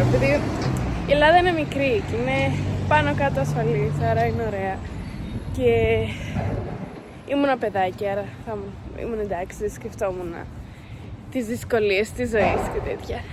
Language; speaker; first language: Greek; early bilingual, heritage; Greek